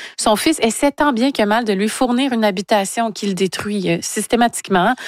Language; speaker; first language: French; native; French